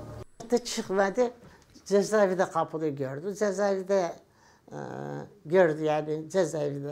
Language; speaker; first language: Turkish; non-native, local second language; Kurdish